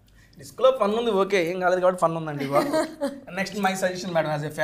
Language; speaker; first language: Telugu; native; Telugu